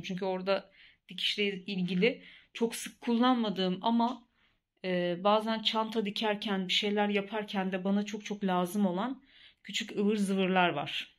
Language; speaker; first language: Turkish; native; Turkish